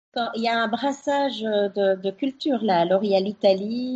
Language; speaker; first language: French; native; French